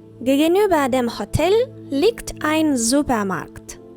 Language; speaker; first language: German; non-native, fluent; Ukrainian